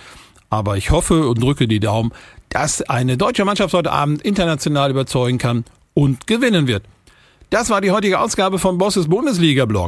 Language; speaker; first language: German; native; German